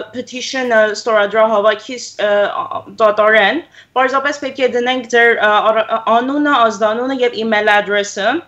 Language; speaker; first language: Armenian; early bilingual, heritage; Armenian